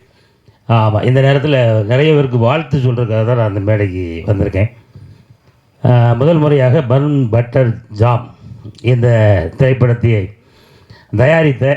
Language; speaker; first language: Tamil; native; Tamil